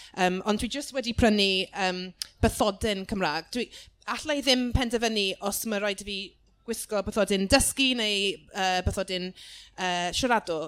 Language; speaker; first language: Welsh; non-native, local second language; English